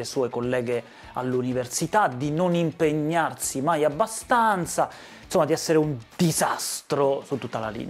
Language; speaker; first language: Italian; native; Italian